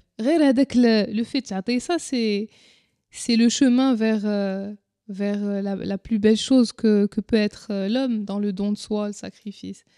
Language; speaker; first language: French; non-native, local second language; Arabic